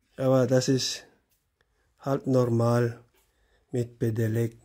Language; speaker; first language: German; non-native, learner; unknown